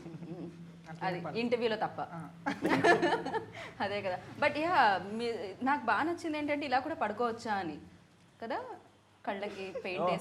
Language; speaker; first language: Telugu; native; Telugu